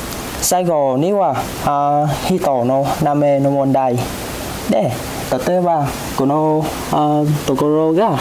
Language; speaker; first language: Japanese; non-native, learner; Vietnamese